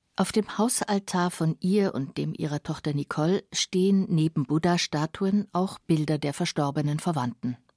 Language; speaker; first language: German; native; German